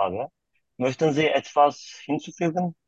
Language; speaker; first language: German; non-native, learner; Turkish